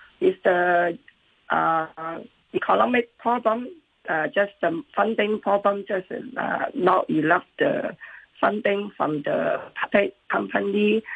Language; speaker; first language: English; non-native, local second language; Cantonese